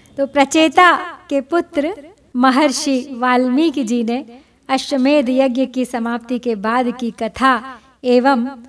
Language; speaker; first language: Hindi; native; Hindi